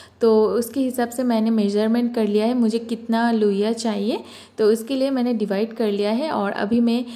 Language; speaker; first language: Hindi; non-native, local second language; Bangla